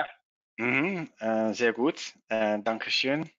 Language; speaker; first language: German; non-native, learner; Dutch